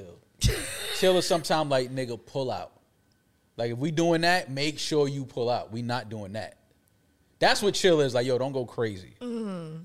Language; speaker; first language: English; native; English